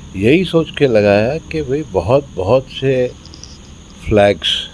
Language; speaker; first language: Hindi; native; Hindi